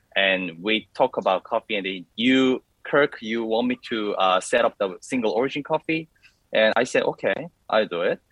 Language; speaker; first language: English; non-native, learner; Korean